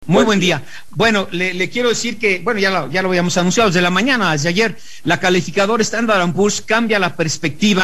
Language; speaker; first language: Spanish; native; Spanish